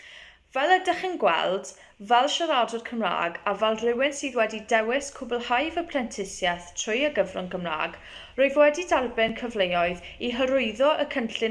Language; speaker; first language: Welsh; non-native, local second language; English